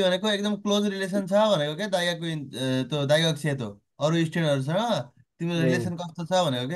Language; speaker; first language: Japanese; non-native, fluent; Nepali